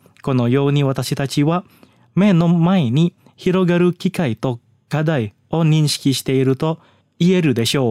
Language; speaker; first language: Japanese; non-native, fluent; Indonesian